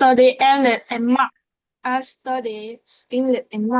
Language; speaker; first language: English; non-native, learner; Vietnamese